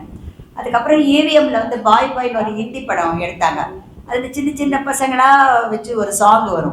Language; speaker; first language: Tamil; native; Tamil